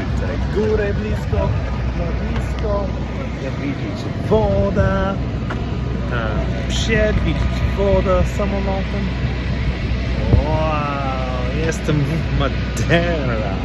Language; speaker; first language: Polish; non-native, learner; English